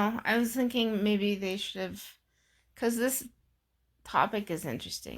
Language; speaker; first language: English; native; English